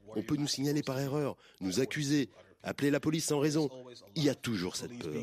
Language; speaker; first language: French; non-native, fluent; English